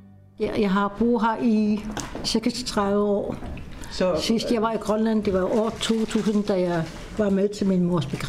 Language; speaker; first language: Danish; non-native, local second language; Kalaallisut